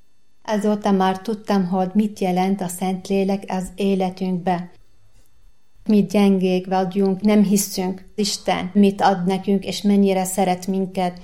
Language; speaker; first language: Hungarian; non-native, learner; Arabic